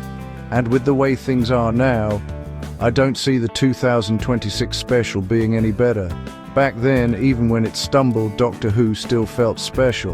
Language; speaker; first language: English; native; English